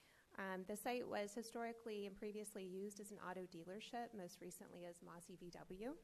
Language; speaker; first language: English; native; English